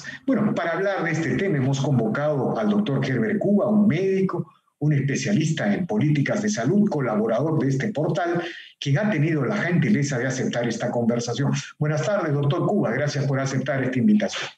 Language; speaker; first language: Spanish; native; Spanish